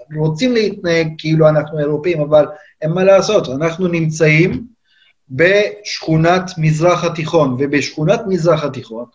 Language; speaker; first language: Hebrew; non-native, fluent; Turkish